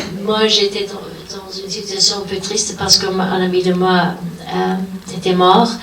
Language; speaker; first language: French; non-native, fluent; German